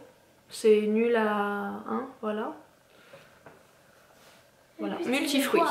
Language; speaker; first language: French; native; French